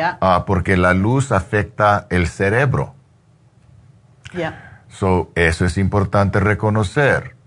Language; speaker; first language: Spanish; non-native, learner; English